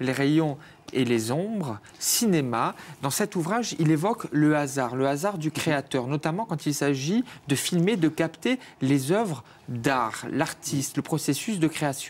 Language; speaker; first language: French; native; French